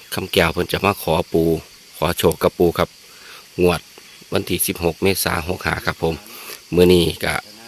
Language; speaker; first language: Thai; native; Thai